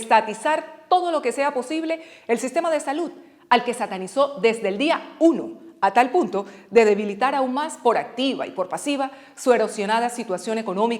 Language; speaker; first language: Spanish; native; Spanish